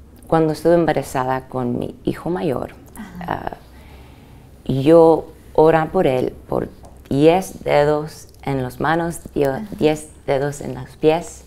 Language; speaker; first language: Spanish; early bilingual, heritage; English